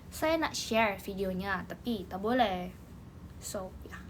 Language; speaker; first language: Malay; non-native, learner; Indonesian